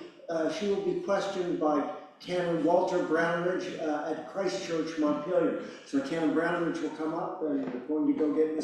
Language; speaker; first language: English; native; English